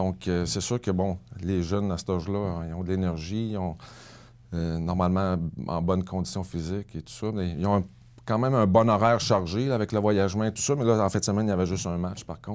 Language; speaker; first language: French; native; French